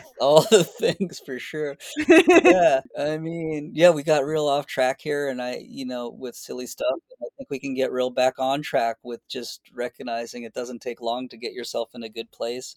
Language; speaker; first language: English; native; English